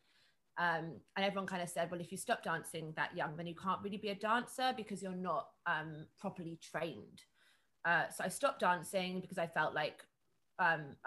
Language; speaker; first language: English; native; English